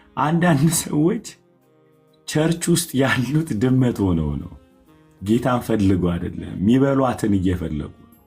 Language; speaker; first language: Amharic; non-native, local second language; Somali